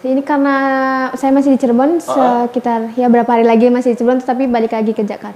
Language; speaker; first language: Indonesian; native; Indonesian